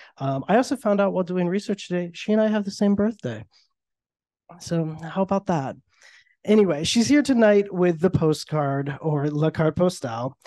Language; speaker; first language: English; native; English